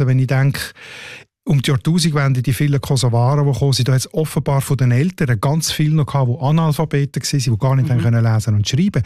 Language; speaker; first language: German; native; German